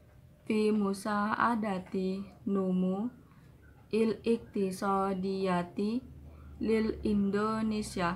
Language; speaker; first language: Arabic; non-native, learner; Indonesian